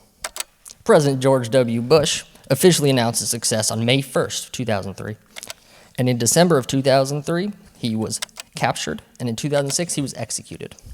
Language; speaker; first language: English; native; English